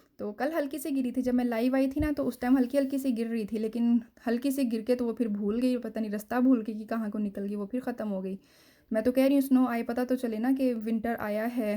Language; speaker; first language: Hindi; native; Hindi